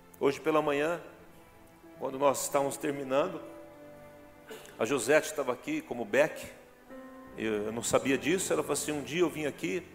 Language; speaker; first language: Portuguese; native; Portuguese